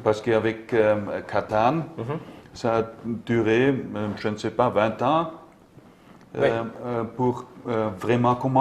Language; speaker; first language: French; non-native, learner; German